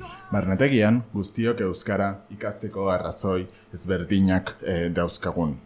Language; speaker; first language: Basque; non-native, learner; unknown